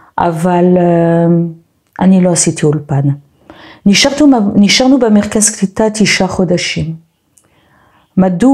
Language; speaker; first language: Hebrew; non-native, fluent; French